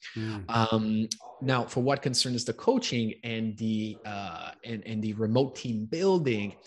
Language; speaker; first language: English; early bilingual, other home language; Italian